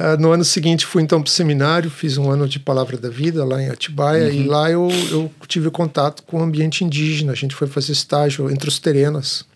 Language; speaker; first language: Portuguese; native; Portuguese